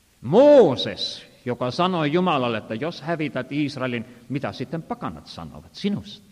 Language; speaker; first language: Finnish; non-native, fluent; Estonian